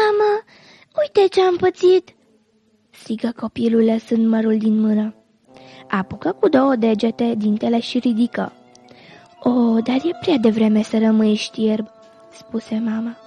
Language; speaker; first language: Romanian; native; Romanian